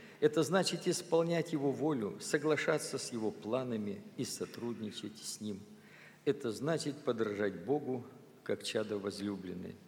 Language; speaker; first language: Russian; native; Russian